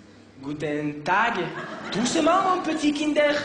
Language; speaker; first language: French; native; French